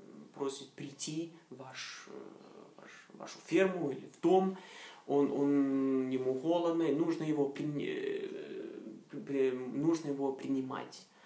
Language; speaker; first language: Russian; non-native, fluent; Norwegian